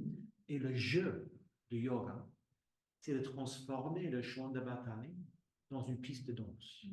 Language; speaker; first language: French; non-native, fluent; English